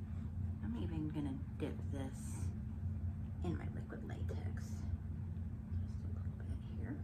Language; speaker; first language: English; native; English